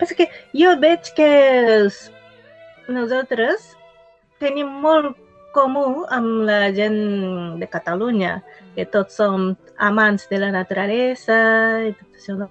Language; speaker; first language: Catalan; non-native, fluent; Japanese